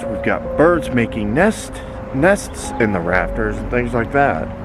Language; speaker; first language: English; native; English